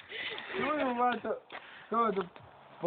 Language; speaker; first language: English; non-native, learner; Finnish